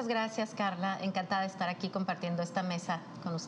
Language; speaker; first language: Spanish; native; Spanish